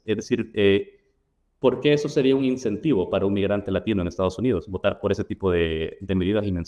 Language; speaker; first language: Spanish; native; Spanish